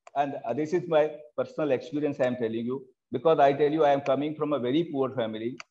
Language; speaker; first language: English; non-native, local second language; Hindi